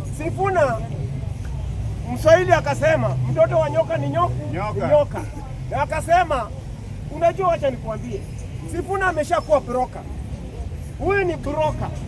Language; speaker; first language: Swahili; non-native, local second language; Luyia